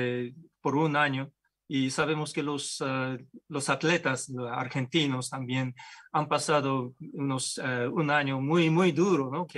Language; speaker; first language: Spanish; non-native, fluent; Japanese